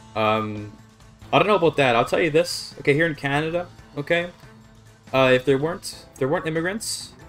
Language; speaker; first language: English; native; English